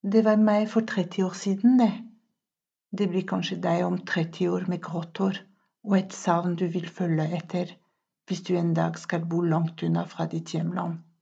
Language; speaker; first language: Norwegian; non-native, fluent; French